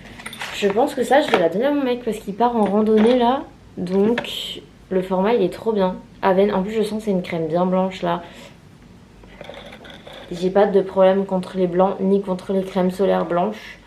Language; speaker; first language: French; native; French